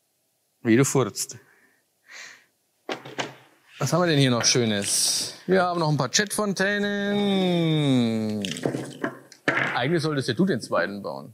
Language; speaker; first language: German; native; German